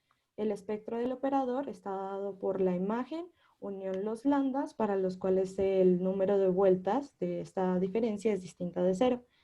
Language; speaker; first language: Spanish; native; Spanish